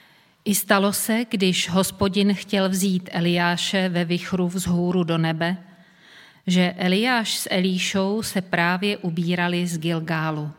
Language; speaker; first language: Czech; native; Czech